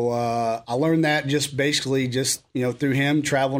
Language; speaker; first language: English; native; English